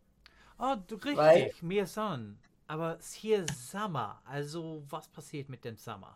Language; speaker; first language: German; non-native, fluent; English